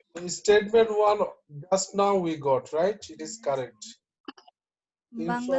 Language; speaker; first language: English; non-native, local second language; Bangla